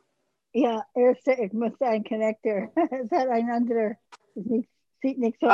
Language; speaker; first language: German; early bilingual, heritage; English